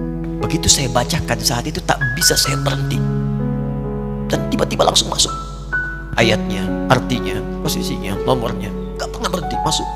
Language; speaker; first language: Indonesian; native; Indonesian